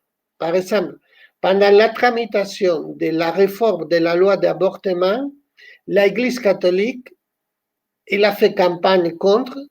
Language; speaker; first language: French; non-native, fluent; Spanish